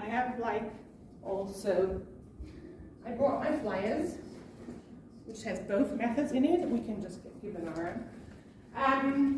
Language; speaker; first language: English; non-native, fluent; German